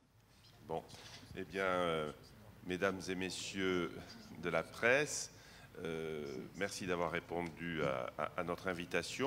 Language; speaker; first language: French; native; French